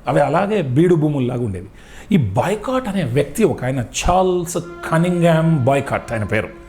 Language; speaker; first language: Telugu; native; Telugu